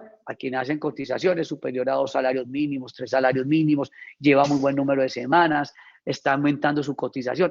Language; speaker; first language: Spanish; native; Spanish